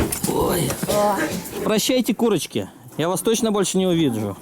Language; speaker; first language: Russian; native; Russian